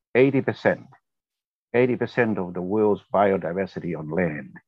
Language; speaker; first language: English; non-native, fluent; Tongan